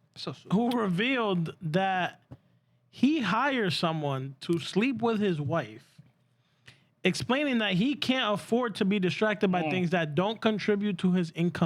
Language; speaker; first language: English; early bilingual, other home language; Spanish